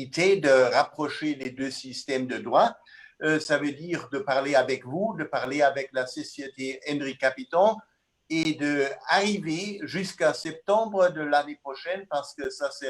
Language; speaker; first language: French; non-native, fluent; German